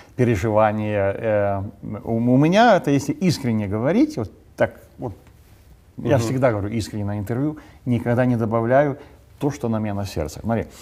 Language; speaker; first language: Russian; non-native, local second language; Ukrainian